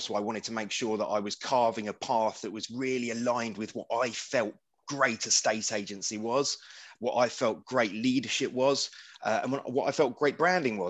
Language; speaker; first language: English; native; English